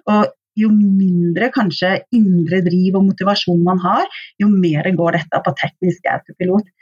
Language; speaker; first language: Norwegian; native; Norwegian